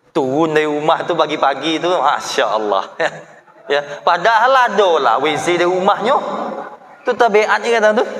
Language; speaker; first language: Malay; native; Malay